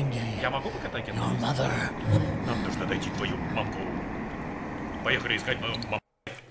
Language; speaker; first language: Russian; native; Russian